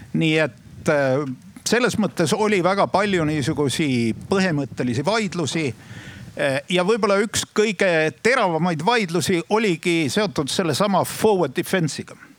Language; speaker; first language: Estonian; native; Estonian